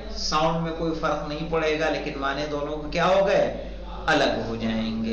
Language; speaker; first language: Urdu; native; Urdu